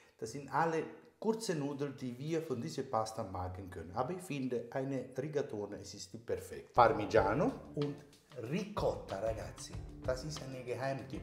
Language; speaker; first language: German; non-native, learner; Italian